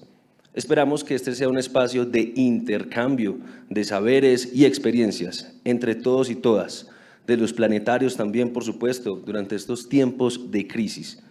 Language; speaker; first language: Spanish; native; Spanish